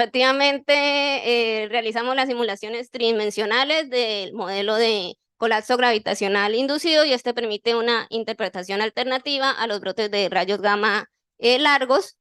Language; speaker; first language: Spanish; native; Spanish